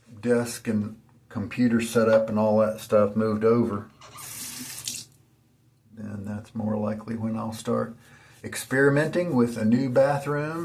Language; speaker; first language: English; native; English